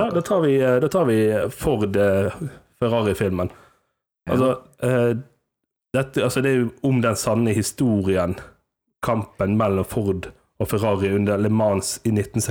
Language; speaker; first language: Norwegian; native; Norwegian